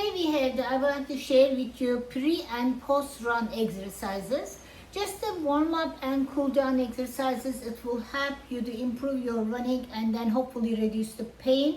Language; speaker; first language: English; non-native, fluent; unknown